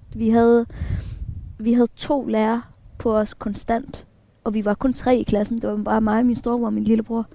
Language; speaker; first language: Danish; early bilingual, other home language; Arabic